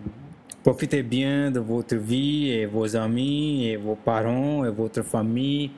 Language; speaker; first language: French; non-native, learner; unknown